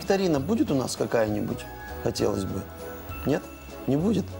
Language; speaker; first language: Russian; native; Russian